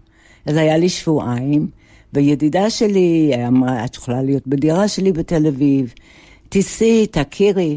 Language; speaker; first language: Hebrew; non-native, fluent; English